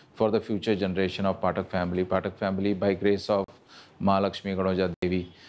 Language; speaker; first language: English; non-native, local second language; Marathi